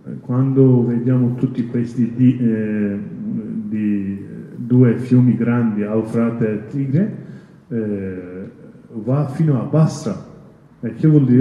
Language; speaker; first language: Italian; non-native, learner; Kurdish